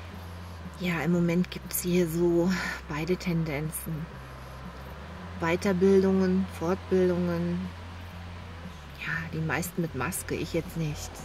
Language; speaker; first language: German; native; German